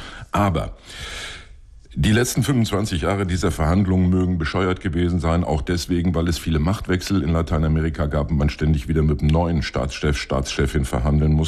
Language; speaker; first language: German; native; German